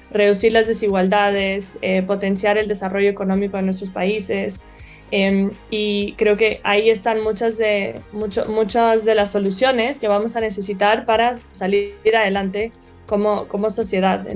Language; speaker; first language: Spanish; early bilingual, other home language; Portuguese